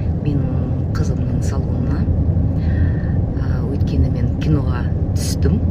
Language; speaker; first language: Kazakh; non-native, local second language; Russian